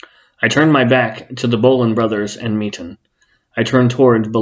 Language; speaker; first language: English; native; English